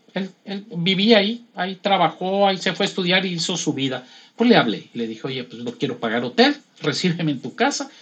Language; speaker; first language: Spanish; native; Spanish